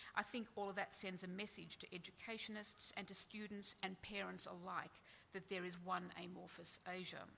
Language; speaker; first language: English; native; English